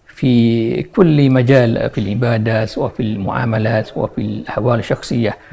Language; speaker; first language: Arabic; non-native, fluent; Malay